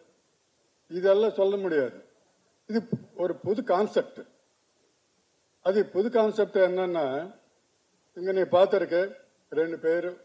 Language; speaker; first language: Tamil; non-native, learner; Telugu